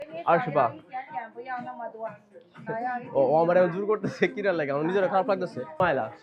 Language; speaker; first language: Chinese; non-native, learner; Bangla